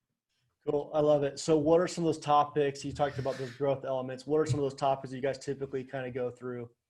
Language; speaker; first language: English; native; English